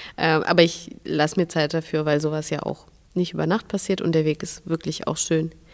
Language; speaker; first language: German; non-native, fluent; Russian